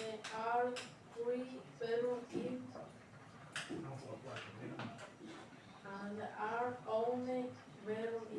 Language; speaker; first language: English; non-native, learner; Spanish